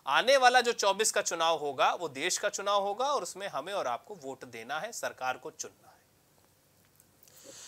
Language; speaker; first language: Hindi; native; Hindi